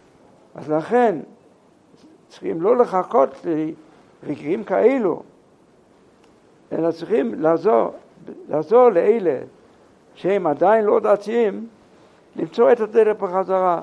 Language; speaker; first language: Hebrew; non-native, fluent; English